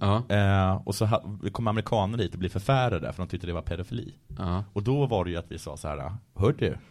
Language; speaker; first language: Swedish; native; Swedish